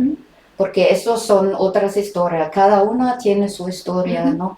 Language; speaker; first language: Spanish; non-native, fluent; German